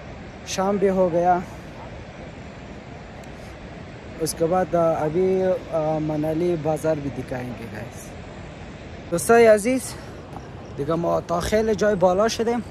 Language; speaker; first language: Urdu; non-native, learner; Persian